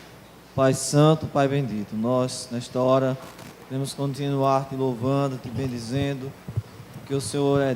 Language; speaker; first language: Portuguese; native; Portuguese